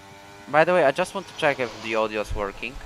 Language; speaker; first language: English; non-native, fluent; Polish